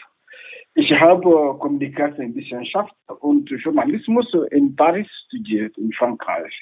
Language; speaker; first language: German; non-native, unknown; Wolof